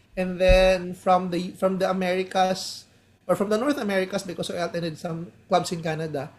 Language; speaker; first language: English; non-native, local second language; Hiligaynon